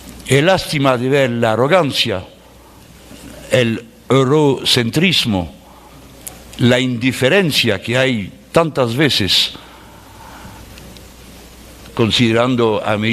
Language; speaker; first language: Spanish; non-native, fluent; French